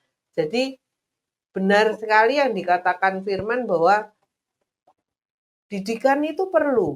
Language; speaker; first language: Indonesian; native; Indonesian